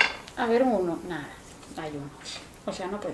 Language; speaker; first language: Spanish; native; Spanish